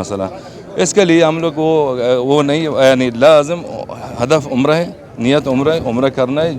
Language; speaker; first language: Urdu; non-native, learner; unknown